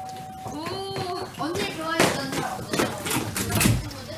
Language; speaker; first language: Korean; non-native, fluent; Thai